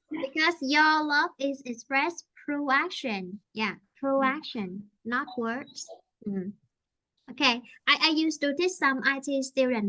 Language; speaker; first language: English; non-native, fluent; Vietnamese